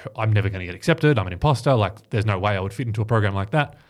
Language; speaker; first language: English; native; English